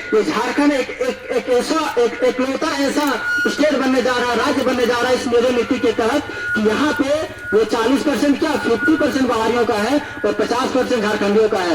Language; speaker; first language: Hindi; native; Hindi